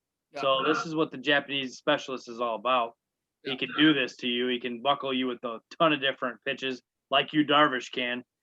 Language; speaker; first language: English; native; English